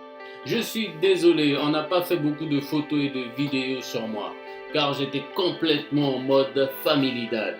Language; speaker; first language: French; non-native, fluent; Japanese